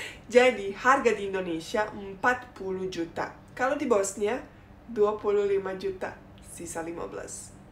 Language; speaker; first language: Indonesian; non-native, fluent; Bosnian